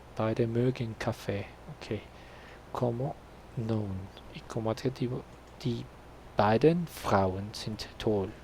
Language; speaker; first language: German; non-native, learner; Spanish